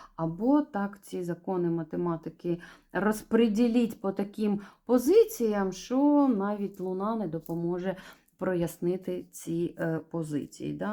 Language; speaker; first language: Ukrainian; non-native, local second language; Russian